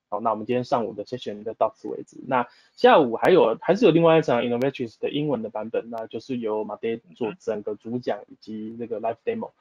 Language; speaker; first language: Chinese; native; Chinese